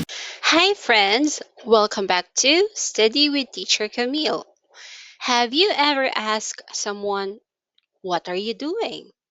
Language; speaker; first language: English; non-native, local second language; Filipino